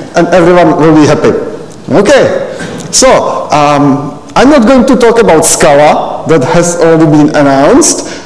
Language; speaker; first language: English; non-native, fluent; Czech